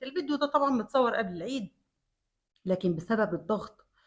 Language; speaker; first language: Arabic; native; Arabic